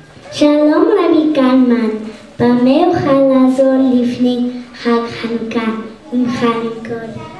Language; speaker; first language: Hebrew; non-native, learner; English